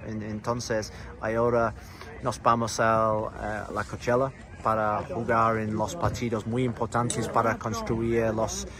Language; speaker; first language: Spanish; non-native, learner; English